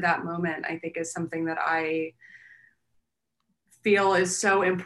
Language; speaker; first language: English; native; English